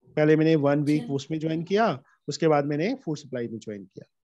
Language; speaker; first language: Hindi; native; Hindi